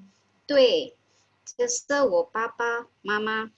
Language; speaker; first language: Chinese; non-native, learner; Indonesian